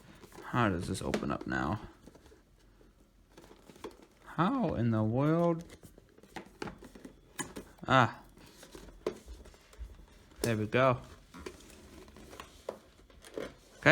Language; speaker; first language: English; native; English